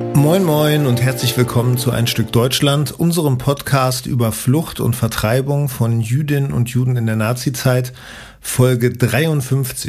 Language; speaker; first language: German; native; German